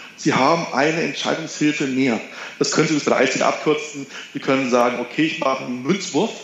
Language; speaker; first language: German; native; German